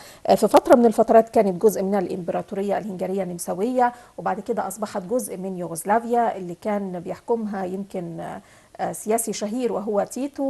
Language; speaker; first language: Arabic; native; Arabic